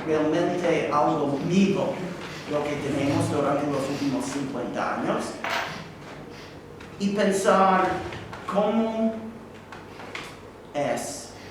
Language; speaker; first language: Spanish; non-native, fluent; English